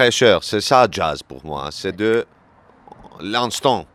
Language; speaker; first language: French; non-native, learner; Greek